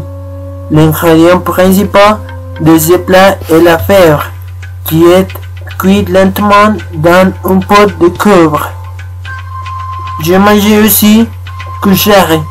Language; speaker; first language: French; non-native, learner; Spanish